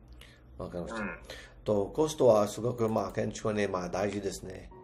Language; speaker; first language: Japanese; non-native, fluent; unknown